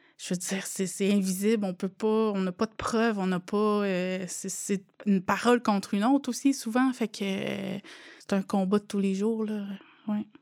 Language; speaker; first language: French; non-native, local second language; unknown